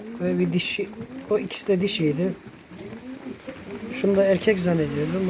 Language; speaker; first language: Turkish; native; Turkish